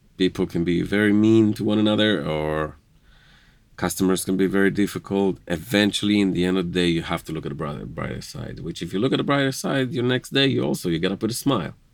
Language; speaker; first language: English; non-native, fluent; Hebrew